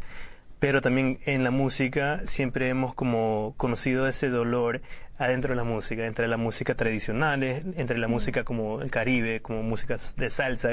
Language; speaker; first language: Spanish; early bilingual, heritage; Spanish